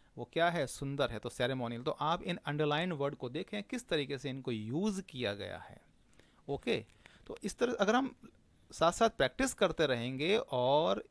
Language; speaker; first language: Hindi; native; Hindi